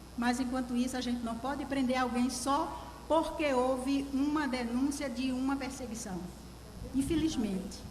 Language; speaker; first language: Portuguese; native; Portuguese